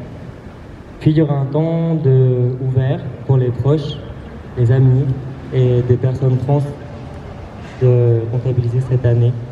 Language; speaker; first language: French; native; French